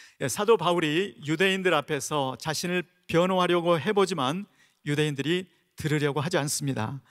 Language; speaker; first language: Korean; native; Korean